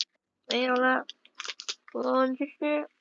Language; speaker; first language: Chinese; non-native, fluent; Indonesian